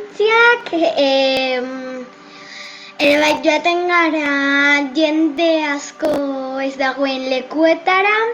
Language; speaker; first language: Basque; non-native, local second language; Spanish